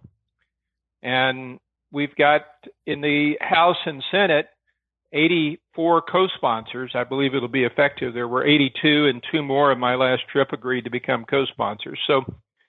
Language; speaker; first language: English; native; English